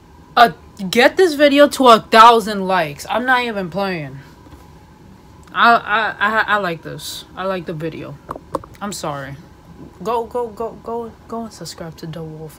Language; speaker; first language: English; native; English